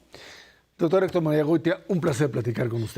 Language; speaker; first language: Spanish; native; Spanish